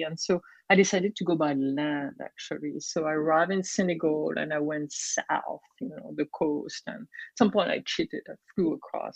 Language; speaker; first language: English; non-native, fluent; French